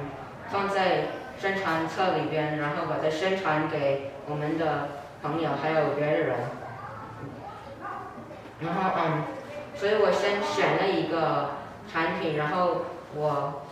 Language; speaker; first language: Chinese; non-native, learner; English